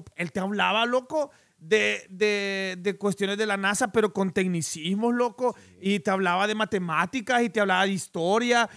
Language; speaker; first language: Spanish; native; Spanish